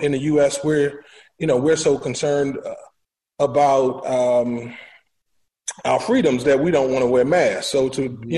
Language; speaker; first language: English; native; English